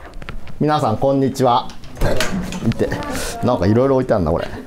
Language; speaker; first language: Japanese; native; Japanese